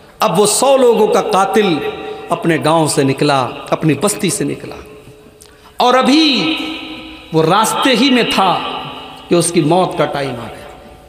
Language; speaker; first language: Urdu; native; Urdu